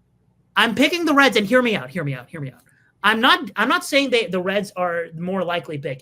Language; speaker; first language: English; native; English